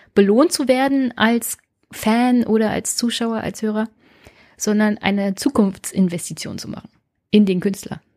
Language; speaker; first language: German; native; German